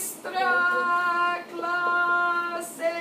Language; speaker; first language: Spanish; non-native, fluent; English